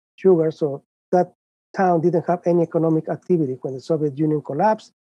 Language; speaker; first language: English; non-native, fluent; Spanish